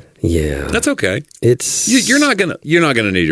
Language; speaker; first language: English; native; English